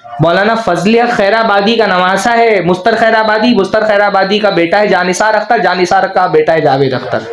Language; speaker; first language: Urdu; native; Urdu